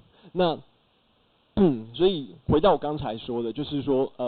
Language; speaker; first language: Chinese; native; Chinese